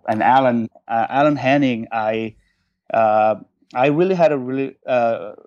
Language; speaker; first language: English; non-native, fluent; Indonesian